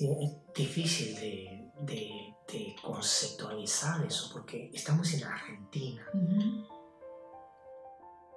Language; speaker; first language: Spanish; non-native, fluent; Chinese